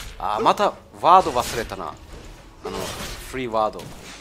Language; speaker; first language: Japanese; non-native, learner; German